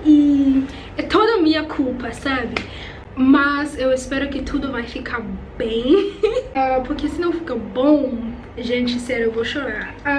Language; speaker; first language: Portuguese; non-native, learner; English